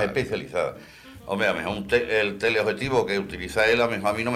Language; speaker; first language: Spanish; native; Spanish